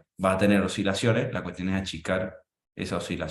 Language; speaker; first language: Spanish; native; Spanish